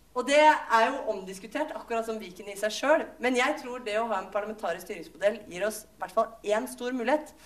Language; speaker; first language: Norwegian; native; Norwegian